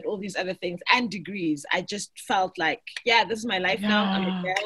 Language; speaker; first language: English; non-native, local second language; Xhosa